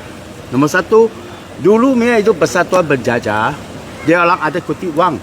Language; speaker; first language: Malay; non-native, local second language; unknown